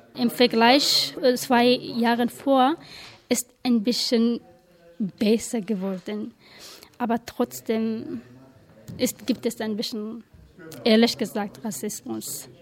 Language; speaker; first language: German; non-native, learner; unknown